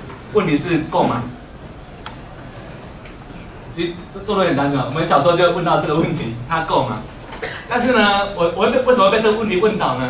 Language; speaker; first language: Chinese; native; Chinese